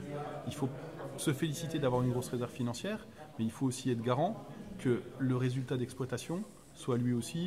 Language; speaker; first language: French; native; French